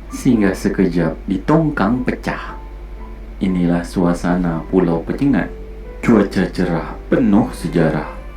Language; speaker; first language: Malay; native; Malay